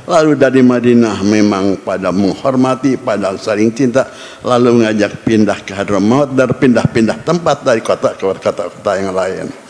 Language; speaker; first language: Indonesian; native; Indonesian